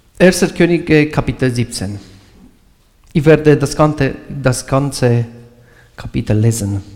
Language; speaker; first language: German; non-native, fluent; Romanian